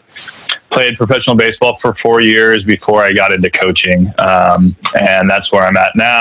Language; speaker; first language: English; native; English